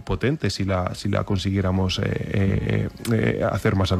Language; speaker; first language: Spanish; native; Spanish